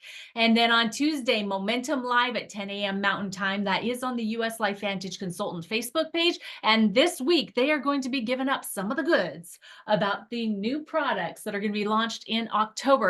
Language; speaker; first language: English; native; English